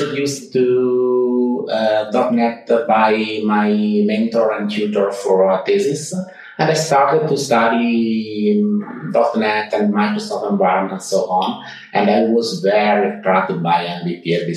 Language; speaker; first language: English; non-native, fluent; Italian